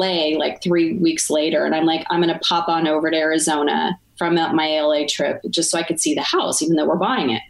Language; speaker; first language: English; native; English